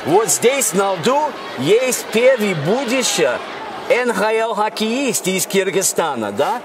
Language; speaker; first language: Russian; non-native, fluent; English